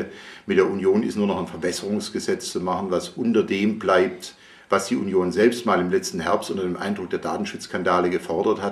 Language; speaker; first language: German; native; German